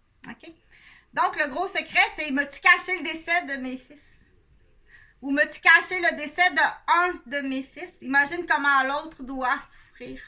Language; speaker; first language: French; native; French